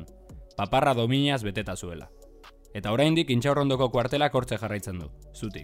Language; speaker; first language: Basque; native; Basque